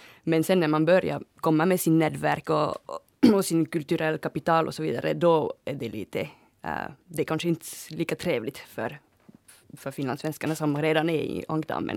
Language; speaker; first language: Swedish; non-native, fluent; French